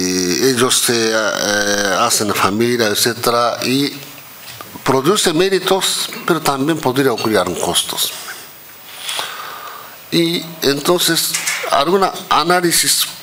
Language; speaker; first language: Spanish; non-native, fluent; Japanese